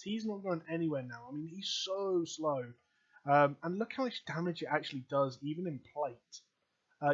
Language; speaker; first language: English; native; English